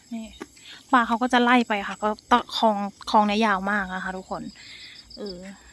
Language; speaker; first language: Thai; native; Thai